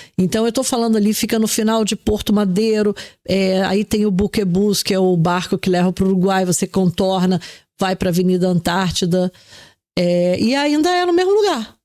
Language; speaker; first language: Portuguese; native; Portuguese